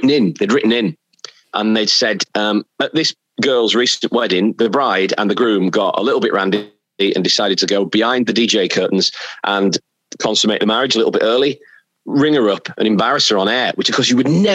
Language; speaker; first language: English; native; English